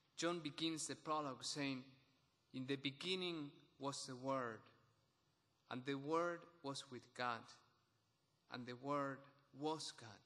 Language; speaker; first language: English; non-native, fluent; Spanish